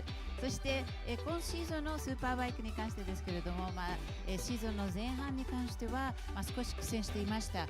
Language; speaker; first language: Japanese; native; Japanese